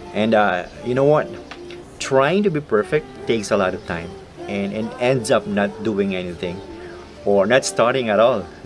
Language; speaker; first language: English; non-native, local second language; Filipino